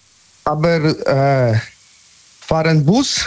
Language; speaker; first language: German; non-native, learner; Polish